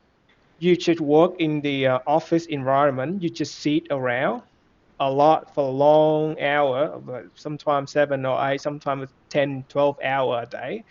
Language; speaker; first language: English; non-native, fluent; Vietnamese